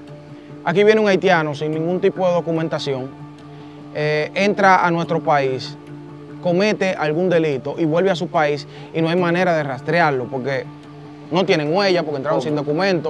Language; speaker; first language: Spanish; native; Spanish